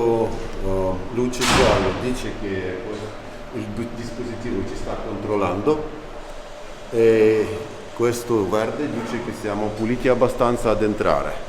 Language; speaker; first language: Italian; non-native, learner; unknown